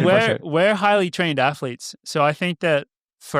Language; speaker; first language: English; native; English